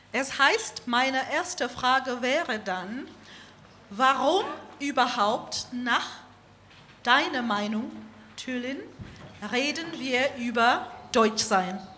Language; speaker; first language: German; non-native, fluent; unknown